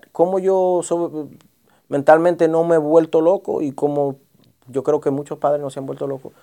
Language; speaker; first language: Spanish; early bilingual, heritage; Spanish